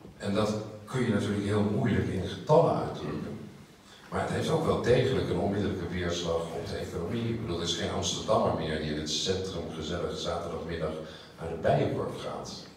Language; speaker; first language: Dutch; native; Dutch